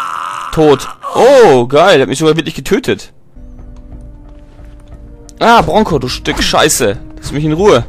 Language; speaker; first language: German; native; German